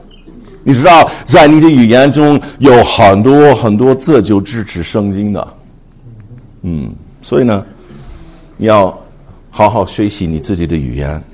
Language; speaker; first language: Chinese; non-native, fluent; English